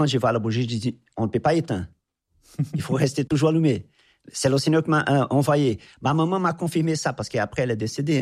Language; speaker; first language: French; non-native, fluent; Portuguese